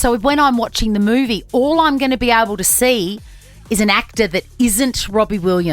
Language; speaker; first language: English; native; English